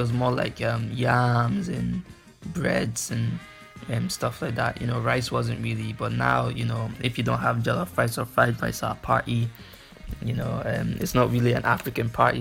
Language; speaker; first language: English; native; English